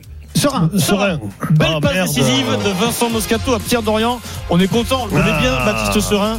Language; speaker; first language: French; native; French